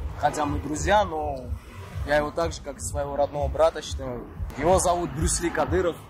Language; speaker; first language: Russian; non-native, local second language; Uzbek